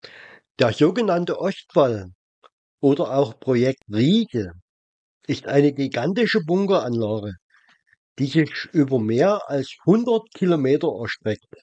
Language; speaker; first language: German; native; German